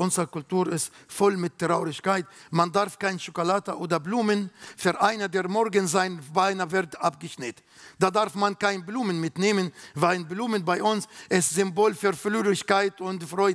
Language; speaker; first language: German; non-native, learner; Arabic